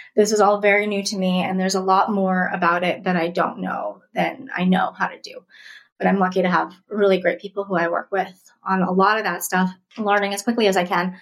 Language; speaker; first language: English; early bilingual, other home language; Russian